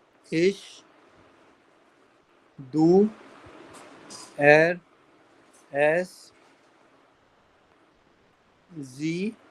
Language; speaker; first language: German; non-native, learner; Hindi